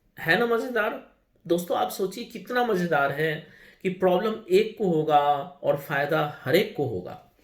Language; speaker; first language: Hindi; native; Hindi